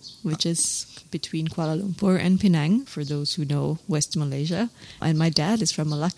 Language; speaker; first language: English; native; English